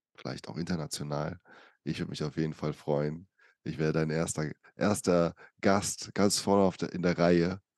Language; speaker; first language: German; early bilingual, other home language; Portuguese